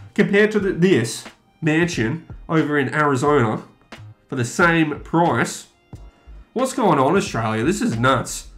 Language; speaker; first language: English; native; English